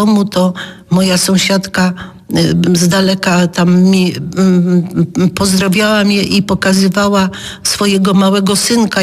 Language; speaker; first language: Polish; native; Polish